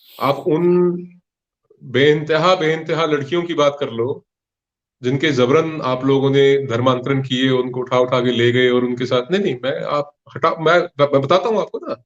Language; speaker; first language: Hindi; non-native, local second language; Punjabi